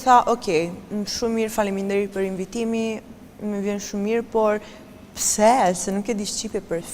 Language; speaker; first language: Albanian; non-native, learner; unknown